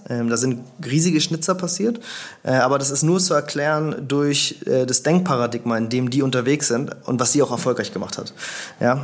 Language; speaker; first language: German; native; German